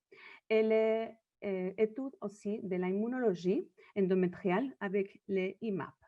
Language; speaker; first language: French; non-native, learner; Spanish